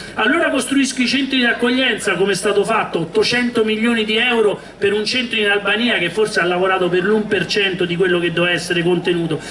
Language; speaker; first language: Italian; native; Italian